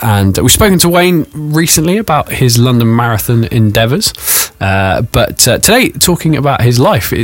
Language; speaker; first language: English; native; English